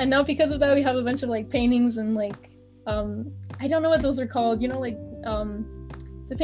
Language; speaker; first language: English; non-native, fluent; French